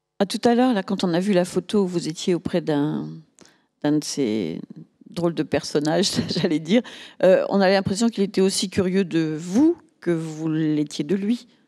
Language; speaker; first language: French; native; French